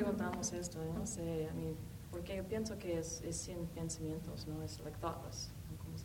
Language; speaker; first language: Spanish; non-native, learner; English